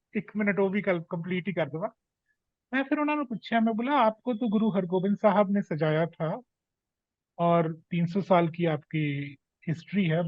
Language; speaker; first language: Hindi; non-native, local second language; Punjabi